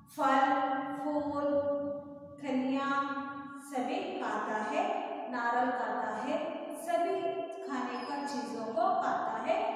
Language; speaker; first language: Hindi; non-native, local second language; Kannada